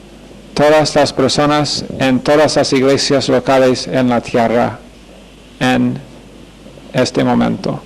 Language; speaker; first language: Spanish; non-native, fluent; English